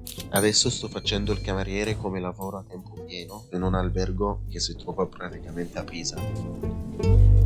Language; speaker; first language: Italian; non-native, fluent; Arabic